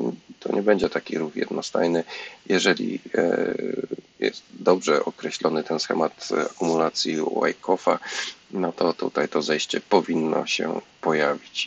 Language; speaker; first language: Polish; native; Polish